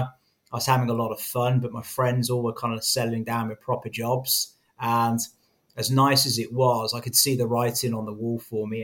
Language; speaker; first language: English; native; English